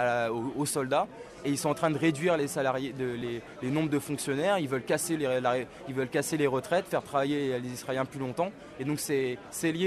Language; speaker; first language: French; native; French